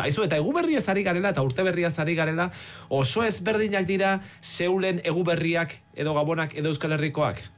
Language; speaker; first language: Basque; native; Basque